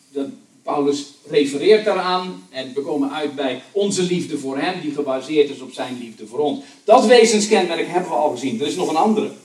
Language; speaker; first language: Dutch; native; Dutch